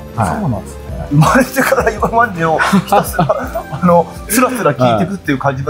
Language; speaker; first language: Japanese; native; Japanese